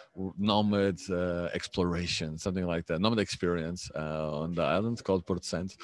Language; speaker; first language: English; non-native, fluent; Portuguese